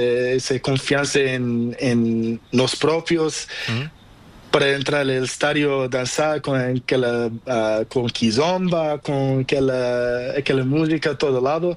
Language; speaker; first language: Spanish; non-native, learner; Portuguese